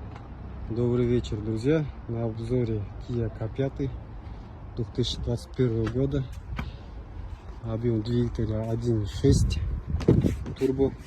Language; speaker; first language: Russian; non-native, local second language; Kazakh